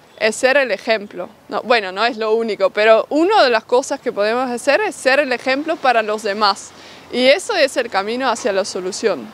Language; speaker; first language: Spanish; non-native, fluent; Dutch